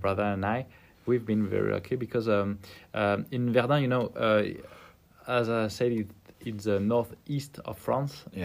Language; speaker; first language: English; non-native, fluent; French